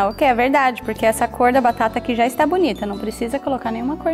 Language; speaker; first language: Spanish; non-native, learner; Portuguese